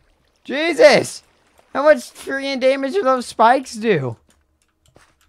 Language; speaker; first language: English; native; English